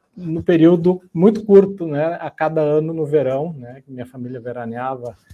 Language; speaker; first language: Portuguese; native; Portuguese